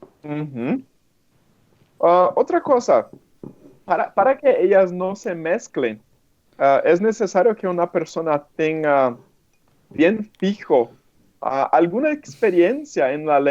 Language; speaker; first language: Spanish; non-native, fluent; Portuguese